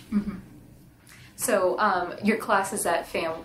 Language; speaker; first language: English; native; English